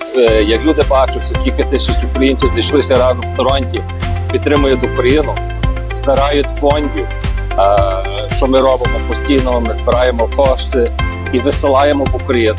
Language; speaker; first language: Ukrainian; early bilingual, heritage; Ukrainian